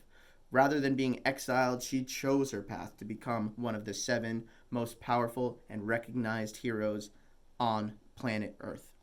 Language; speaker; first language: English; native; English